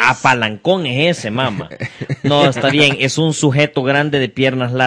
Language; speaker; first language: Spanish; native; Spanish